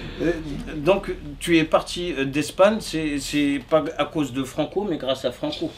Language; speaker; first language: French; native; French